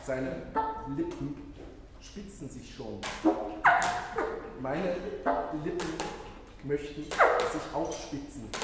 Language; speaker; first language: German; native; German